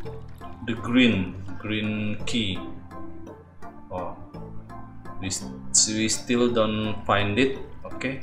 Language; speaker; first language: English; non-native, learner; Indonesian